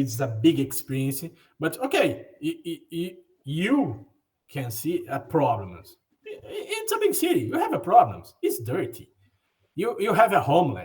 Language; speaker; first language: English; non-native, learner; Portuguese